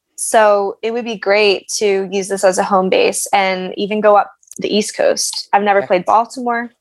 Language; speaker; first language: English; native; English